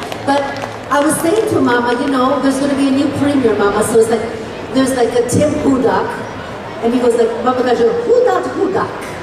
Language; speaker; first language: English; early bilingual, other home language; Ukrainian